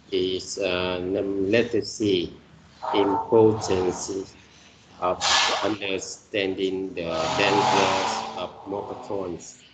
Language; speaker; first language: English; non-native, learner; Vietnamese